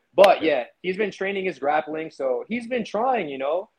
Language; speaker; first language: English; native; English